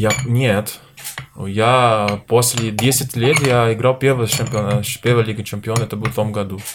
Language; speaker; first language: Russian; non-native, learner; Portuguese